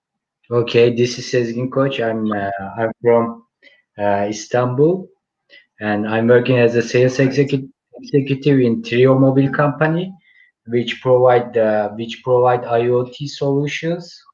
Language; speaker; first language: English; non-native, fluent; Turkish